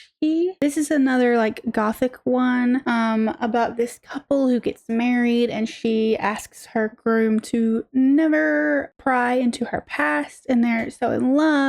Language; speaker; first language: English; native; English